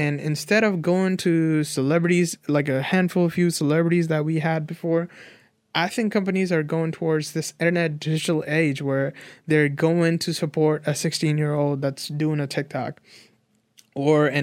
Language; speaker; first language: English; non-native, local second language; Nepali